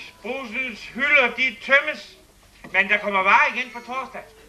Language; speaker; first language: Danish; native; Danish